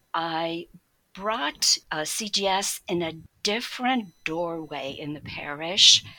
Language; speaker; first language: English; early bilingual, other home language; Polish